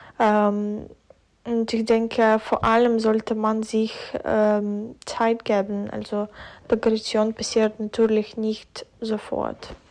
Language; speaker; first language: German; non-native, fluent; Ukrainian